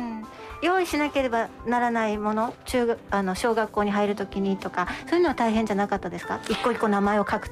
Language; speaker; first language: Japanese; native; Japanese